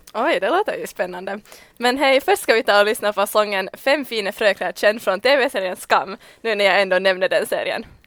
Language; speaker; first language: Swedish; native; Swedish